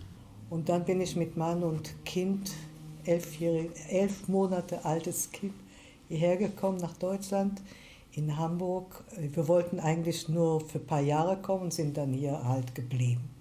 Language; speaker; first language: German; early bilingual, heritage; German